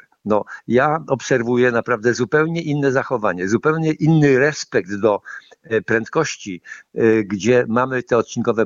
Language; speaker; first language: Polish; native; Polish